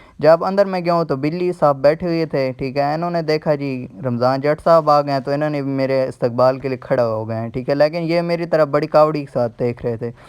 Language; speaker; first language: Urdu; non-native, local second language; Punjabi